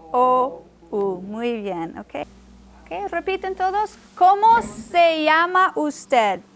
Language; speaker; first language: Spanish; non-native, fluent; English